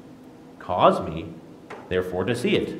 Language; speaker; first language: English; native; English